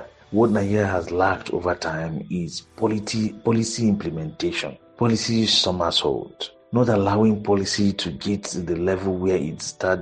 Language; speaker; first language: English; non-native, local second language; Igbo